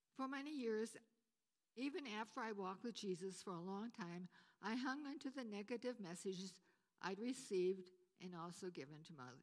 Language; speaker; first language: English; native; English